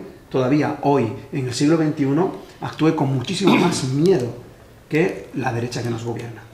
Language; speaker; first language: Spanish; native; Spanish